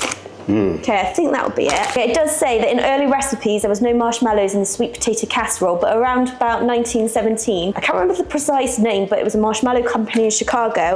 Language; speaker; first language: English; native; English